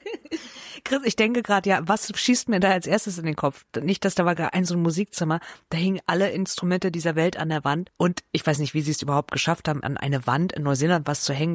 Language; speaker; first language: German; native; German